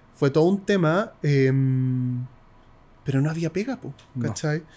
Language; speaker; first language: Spanish; native; Spanish